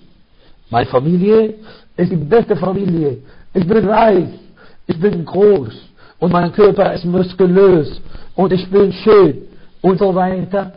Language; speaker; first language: German; non-native, fluent; Arabic